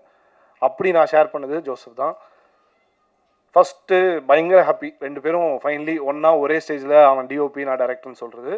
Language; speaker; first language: Tamil; native; Tamil